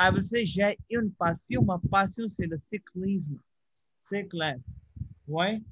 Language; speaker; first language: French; non-native, fluent; Hindi